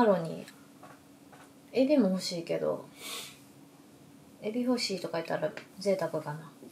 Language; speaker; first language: Japanese; native; Japanese